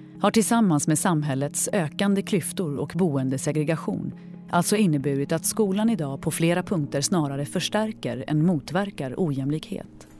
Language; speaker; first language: Swedish; native; Swedish